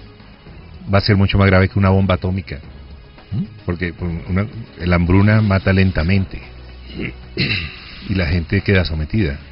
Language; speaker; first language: Spanish; native; Spanish